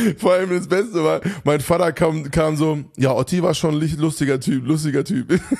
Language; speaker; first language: German; native; German